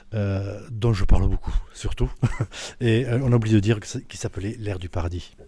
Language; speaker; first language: French; native; French